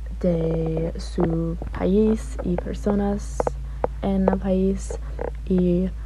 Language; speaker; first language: Spanish; non-native, learner; English